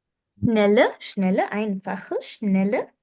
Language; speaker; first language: German; non-native, fluent; Arabic